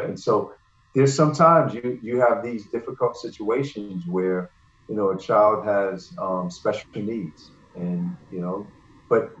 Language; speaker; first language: English; native; English